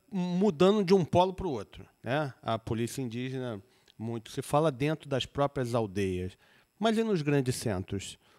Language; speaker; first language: Portuguese; native; Portuguese